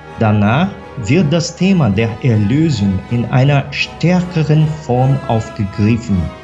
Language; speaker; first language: German; non-native, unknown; Portuguese